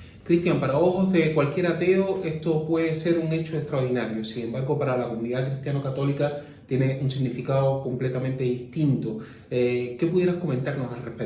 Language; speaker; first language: Spanish; native; Spanish